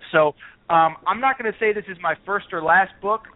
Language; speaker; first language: English; native; English